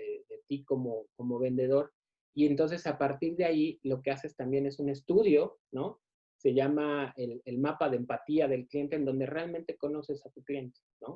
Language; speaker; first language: Spanish; native; Spanish